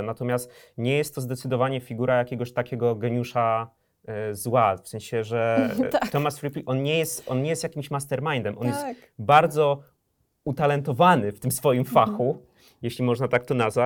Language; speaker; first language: Polish; native; Polish